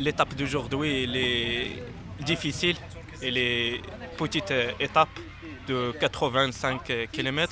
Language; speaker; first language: French; non-native, learner; Arabic